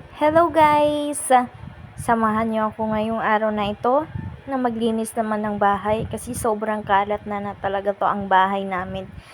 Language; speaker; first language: Filipino; non-native, local second language; Waray